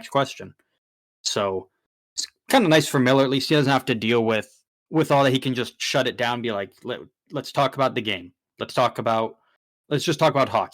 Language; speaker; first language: English; native; English